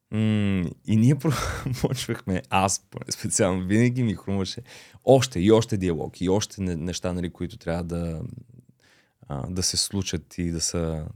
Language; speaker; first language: Bulgarian; native; Bulgarian